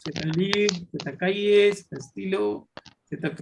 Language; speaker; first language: French; non-native, fluent; Hindi